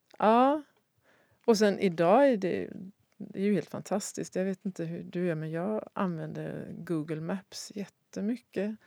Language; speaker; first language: Swedish; native; Swedish